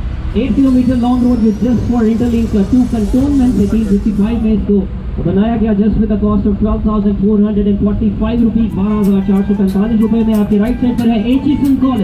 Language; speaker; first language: Hindi; native; Hindi